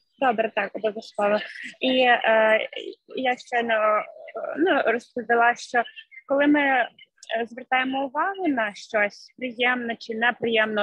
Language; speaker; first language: Ukrainian; native; Ukrainian